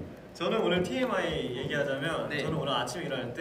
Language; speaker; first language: Korean; native; Korean